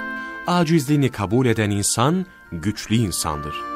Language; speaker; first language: Turkish; native; Turkish